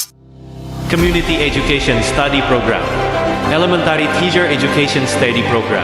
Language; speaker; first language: English; non-native, fluent; Indonesian